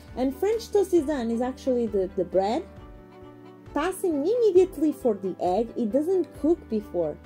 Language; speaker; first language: English; non-native, fluent; Portuguese